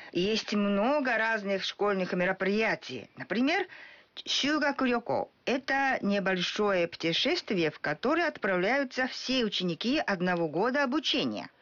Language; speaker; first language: Russian; non-native, fluent; Japanese